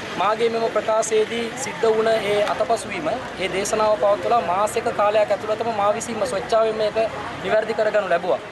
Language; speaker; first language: Sinhala; non-native, local second language; Tamil